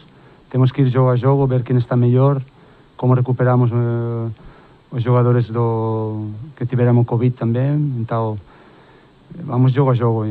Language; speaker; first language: Portuguese; non-native, fluent; Spanish